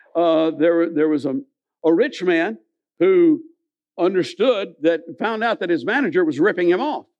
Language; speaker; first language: English; native; English